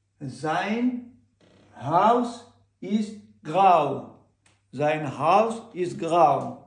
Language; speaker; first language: German; non-native, learner; Ukrainian